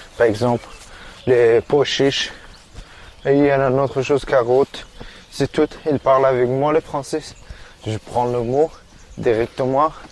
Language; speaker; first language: French; non-native, learner; Persian